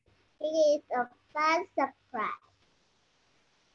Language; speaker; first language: English; non-native, learner; Vietnamese